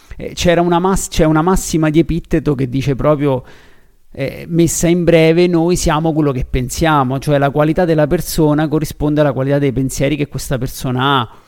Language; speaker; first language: Italian; native; Italian